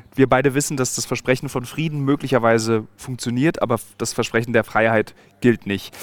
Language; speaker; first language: German; native; German